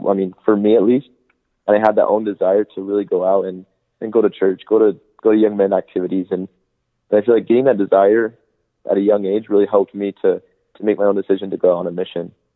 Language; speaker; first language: English; native; English